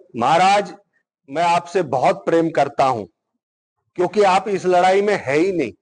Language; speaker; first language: Hindi; non-native, local second language; Gujarati